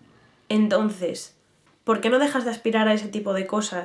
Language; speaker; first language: Spanish; native; Spanish